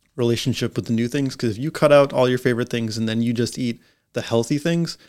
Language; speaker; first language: English; native; English